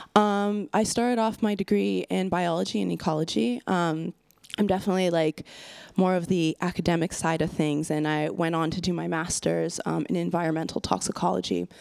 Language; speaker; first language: English; native; English